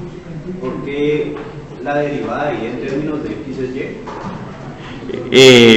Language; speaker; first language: Spanish; native; Spanish